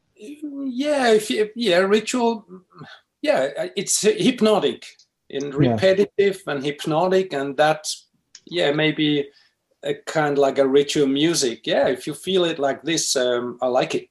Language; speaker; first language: English; non-native, fluent; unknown